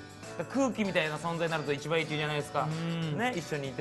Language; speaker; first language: Japanese; native; Japanese